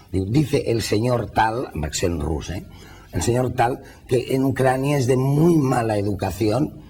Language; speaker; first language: Spanish; non-native, local second language; Catalan